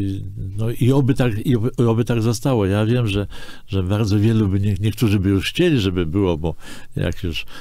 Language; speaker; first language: Polish; native; Polish